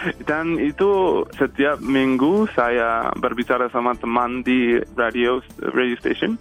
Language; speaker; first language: Indonesian; non-native, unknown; English